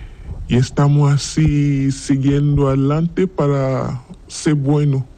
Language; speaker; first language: Spanish; non-native, learner; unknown